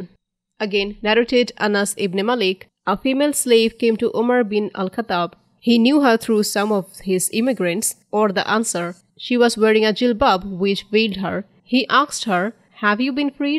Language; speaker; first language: English; non-native, fluent; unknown